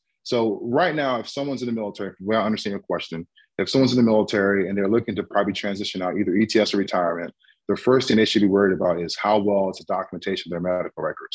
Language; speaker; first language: English; native; English